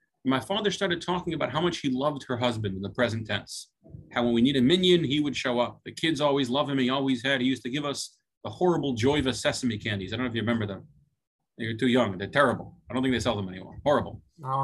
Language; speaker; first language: English; native; English